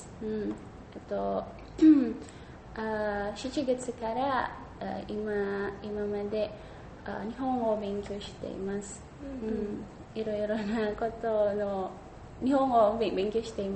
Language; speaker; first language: Japanese; non-native, learner; Indonesian